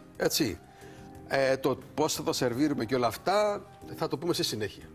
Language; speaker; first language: Greek; native; Greek